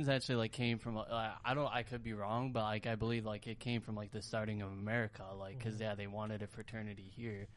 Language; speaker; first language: English; native; English